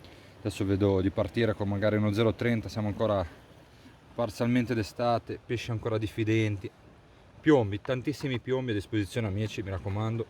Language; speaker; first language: Italian; native; Italian